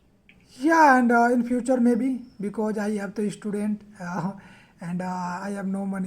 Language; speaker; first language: English; non-native, learner; Hindi